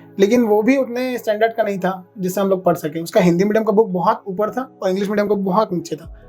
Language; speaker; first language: Hindi; native; Hindi